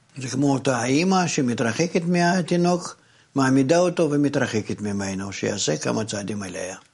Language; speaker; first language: Hebrew; non-native, fluent; Russian